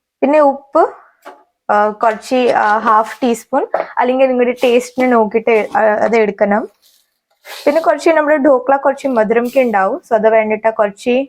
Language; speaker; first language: Malayalam; non-native, learner; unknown